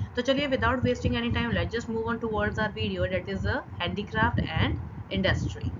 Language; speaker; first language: Hindi; non-native, local second language; Punjabi